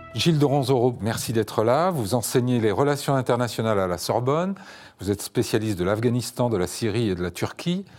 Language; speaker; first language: French; native; French